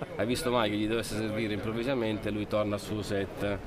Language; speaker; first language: Italian; native; Italian